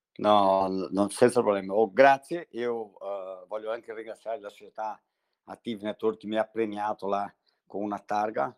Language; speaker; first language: Italian; non-native, fluent; Portuguese